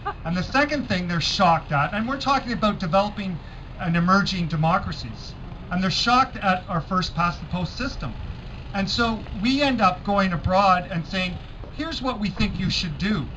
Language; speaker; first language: English; native; English